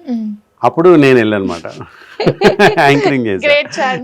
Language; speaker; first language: Telugu; native; Telugu